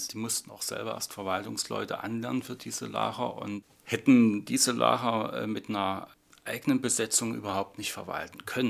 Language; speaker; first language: German; native; German